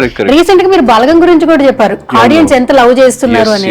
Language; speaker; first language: Telugu; native; Telugu